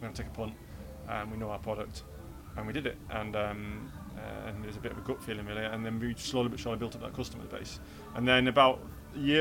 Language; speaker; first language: English; native; English